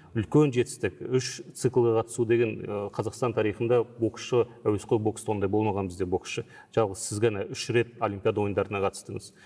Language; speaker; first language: Kazakh; native; Kazakh